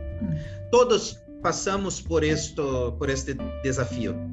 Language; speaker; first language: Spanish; non-native, learner; Portuguese